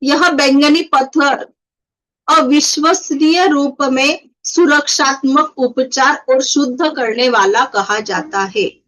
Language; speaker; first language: Hindi; non-native, local second language; Marathi